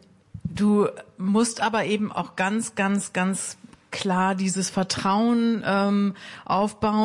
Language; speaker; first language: German; native; German